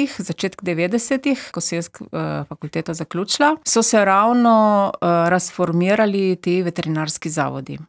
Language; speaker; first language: Slovenian; native; Slovenian